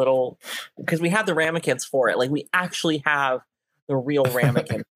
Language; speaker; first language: English; native; English